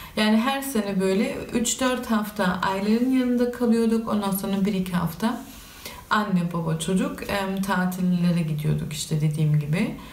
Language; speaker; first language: Turkish; early bilingual, heritage; Turkish